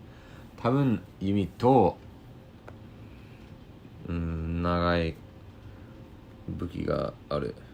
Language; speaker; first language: Japanese; non-native, learner; English